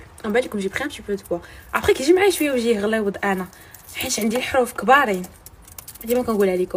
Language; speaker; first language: Arabic; native; Arabic